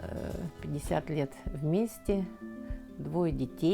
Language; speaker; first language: Russian; non-native, local second language; Yakut